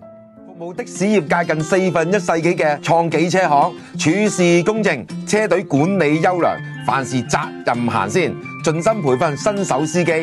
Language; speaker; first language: Cantonese; native; Cantonese